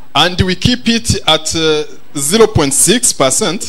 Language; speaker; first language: English; non-native, local second language; Kinyarwanda